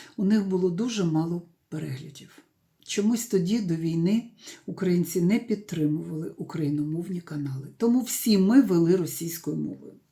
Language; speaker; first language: Ukrainian; non-native, local second language; Russian